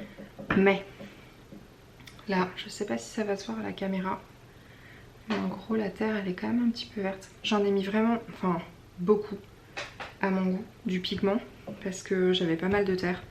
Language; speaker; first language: French; native; French